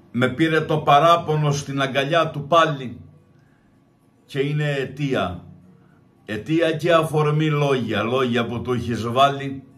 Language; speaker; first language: Greek; native; Greek